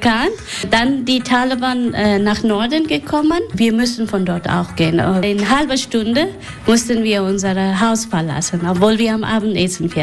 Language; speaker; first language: German; non-native, learner; Persian